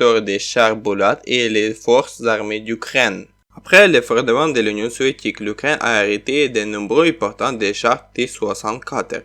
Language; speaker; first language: French; non-native, learner; Ukrainian